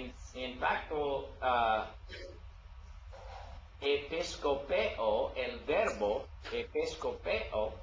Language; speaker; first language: Spanish; non-native, learner; English